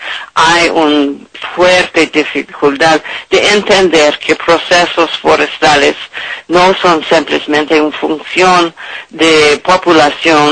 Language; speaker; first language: Spanish; non-native, learner; English